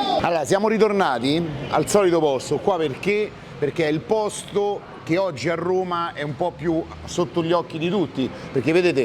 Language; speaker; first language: Italian; native; Italian